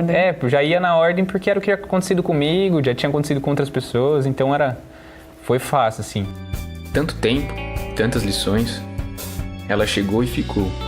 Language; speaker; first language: Portuguese; native; Portuguese